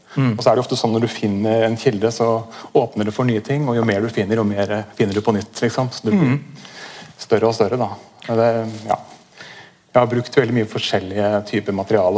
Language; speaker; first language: Norwegian; native; Norwegian